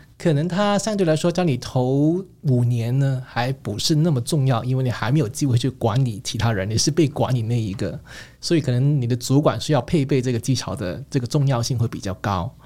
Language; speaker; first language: Chinese; non-native, local second language; Cantonese